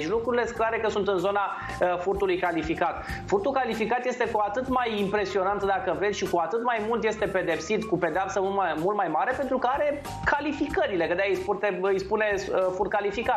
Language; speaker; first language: Romanian; native; Romanian